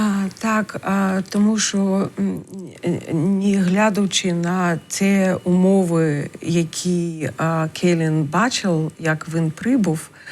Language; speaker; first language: Ukrainian; non-native, learner; English